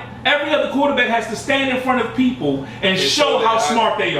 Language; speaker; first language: English; native; English